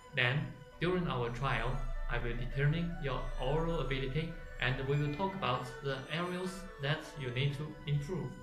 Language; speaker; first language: English; non-native, fluent; Chinese